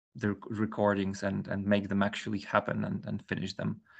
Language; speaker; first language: English; non-native, fluent; Polish